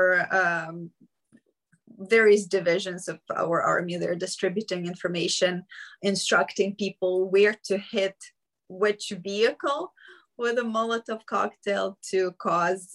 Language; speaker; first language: English; non-native, fluent; Ukrainian